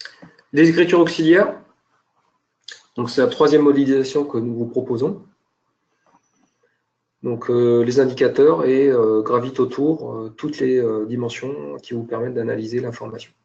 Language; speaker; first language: French; native; French